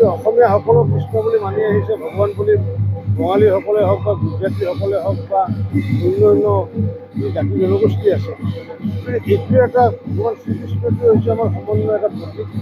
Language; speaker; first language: Assamese; native; Assamese